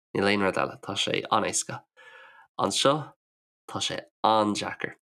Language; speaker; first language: Irish; non-native, local second language; English